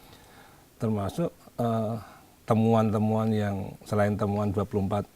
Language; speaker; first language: Indonesian; native; Indonesian